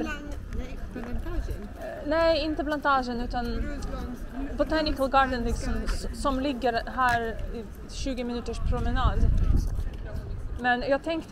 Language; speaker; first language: Swedish; non-native, learner; Russian